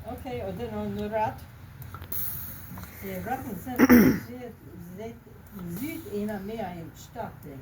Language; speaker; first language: German; early bilingual, heritage; Low German